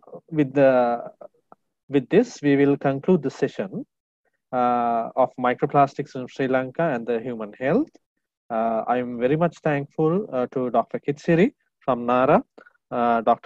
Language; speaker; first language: English; non-native, local second language; Sinhala